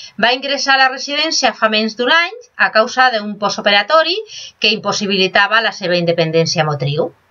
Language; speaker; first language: Catalan; non-native, local second language; Spanish